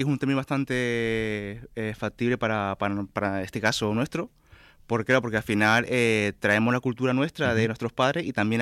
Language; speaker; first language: Spanish; native; Spanish